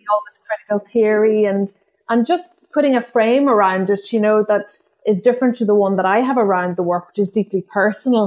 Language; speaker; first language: English; non-native, local second language; Irish